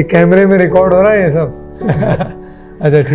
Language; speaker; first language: Hindi; native; Hindi